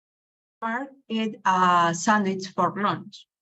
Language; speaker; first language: English; non-native, learner; Spanish